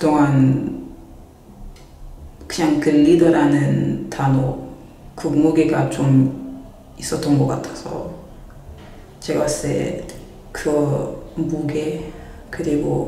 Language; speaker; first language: Korean; non-native, fluent; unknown